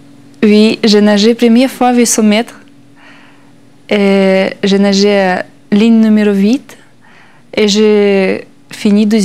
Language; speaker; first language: French; non-native, learner; Russian